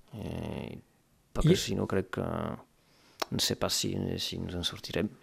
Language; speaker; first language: Catalan; non-native, local second language; French